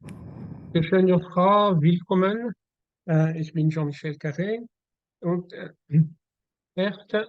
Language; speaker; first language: German; non-native, learner; French